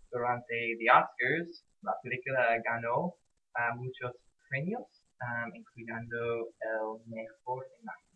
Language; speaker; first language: Spanish; non-native, learner; English